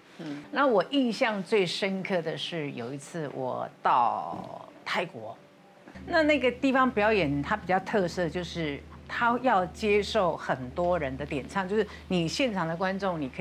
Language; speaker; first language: Chinese; native; Chinese